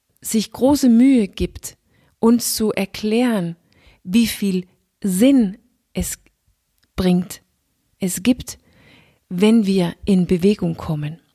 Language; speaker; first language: German; non-native, fluent; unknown